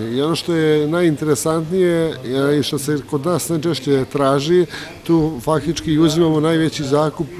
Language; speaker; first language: Croatian; native; Croatian